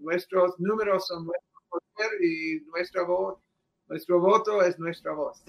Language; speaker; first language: Spanish; early bilingual, heritage; English